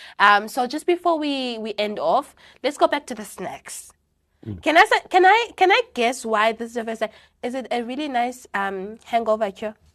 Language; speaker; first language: English; non-native, local second language; Xhosa